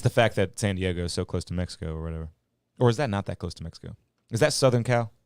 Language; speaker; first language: English; native; English